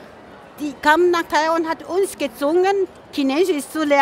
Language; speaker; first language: German; non-native, fluent; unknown